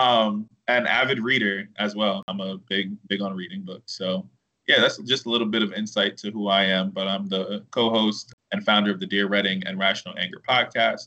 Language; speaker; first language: English; native; English